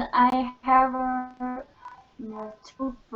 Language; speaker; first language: English; non-native, learner; Vietnamese